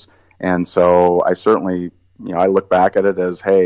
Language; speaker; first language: English; native; English